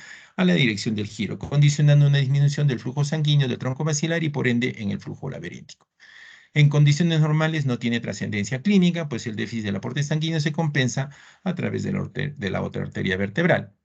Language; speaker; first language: Spanish; native; Spanish